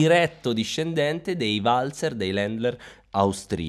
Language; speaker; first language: Italian; native; Italian